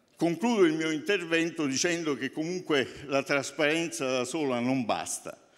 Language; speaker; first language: Italian; native; Italian